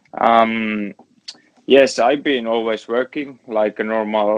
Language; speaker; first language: English; non-native, learner; Finnish